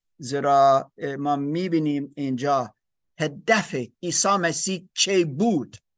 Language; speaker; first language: Persian; non-native, learner; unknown